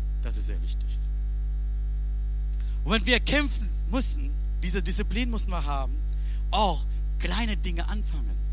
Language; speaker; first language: German; non-native, learner; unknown